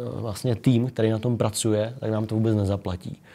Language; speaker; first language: Czech; native; Czech